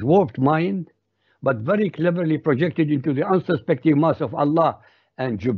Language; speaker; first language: English; non-native, fluent; Arabic